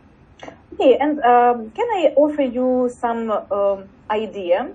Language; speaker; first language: English; non-native, learner; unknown